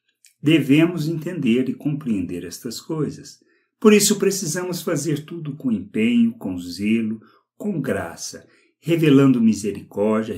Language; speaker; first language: Portuguese; native; Portuguese